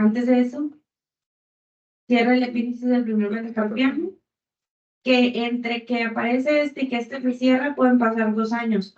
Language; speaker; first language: Spanish; native; Spanish